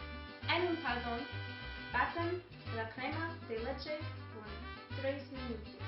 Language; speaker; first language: Spanish; non-native, learner; English